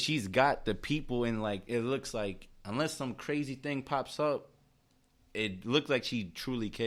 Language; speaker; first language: English; native; English